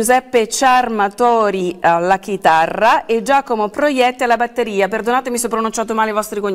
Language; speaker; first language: Italian; native; Italian